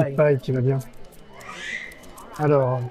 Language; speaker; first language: French; native; French